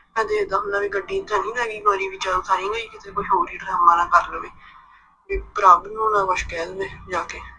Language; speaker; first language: Punjabi; native; Punjabi